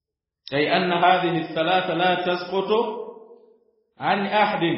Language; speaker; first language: Arabic; non-native, fluent; Swahili